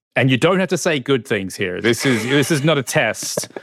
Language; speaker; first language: English; native; English